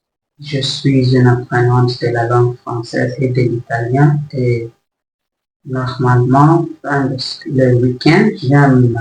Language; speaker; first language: French; non-native, learner; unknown